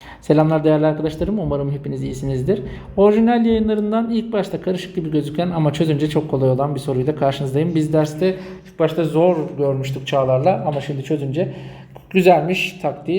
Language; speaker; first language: Turkish; native; Turkish